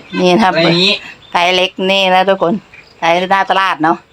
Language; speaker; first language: Thai; non-native, local second language; Northeastern Thai